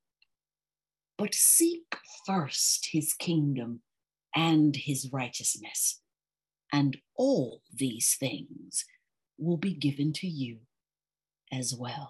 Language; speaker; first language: English; native; English